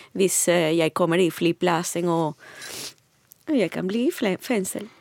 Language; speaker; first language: Norwegian; non-native, learner; Spanish